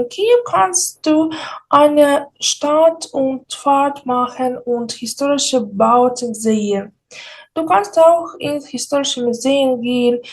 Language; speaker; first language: German; non-native, fluent; Ukrainian